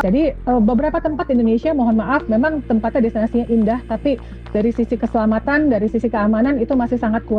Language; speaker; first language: Indonesian; native; Indonesian